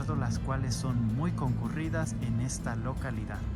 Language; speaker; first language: Spanish; native; Spanish